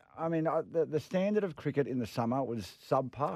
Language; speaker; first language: English; native; English